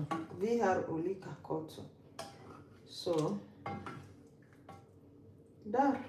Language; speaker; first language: Swedish; non-native, learner; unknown